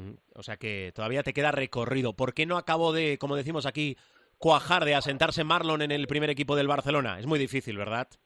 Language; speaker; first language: Spanish; native; Spanish